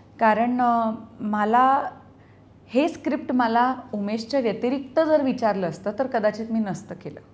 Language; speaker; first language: Marathi; native; Marathi